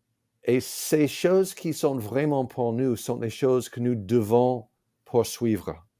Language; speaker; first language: French; non-native, fluent; English